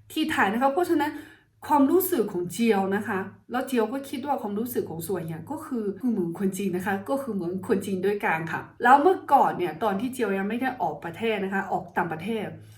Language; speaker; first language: Thai; non-native, fluent; Chinese